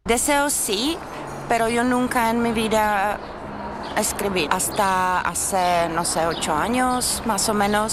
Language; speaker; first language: Spanish; non-native, fluent; Czech